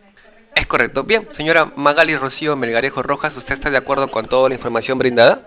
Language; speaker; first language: Spanish; native; Spanish